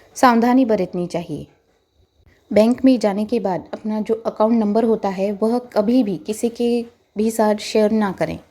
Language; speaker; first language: Hindi; non-native, local second language; Marathi